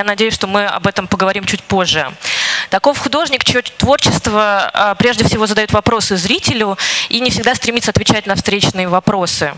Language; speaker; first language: Russian; native; Russian